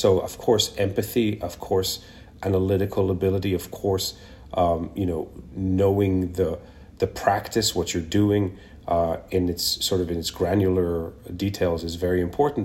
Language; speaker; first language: English; non-native, local second language; Hebrew